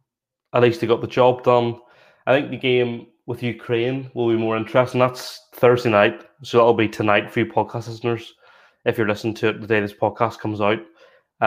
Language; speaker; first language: English; native; English